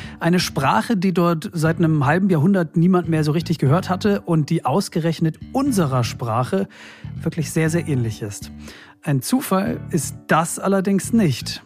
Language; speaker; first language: German; native; German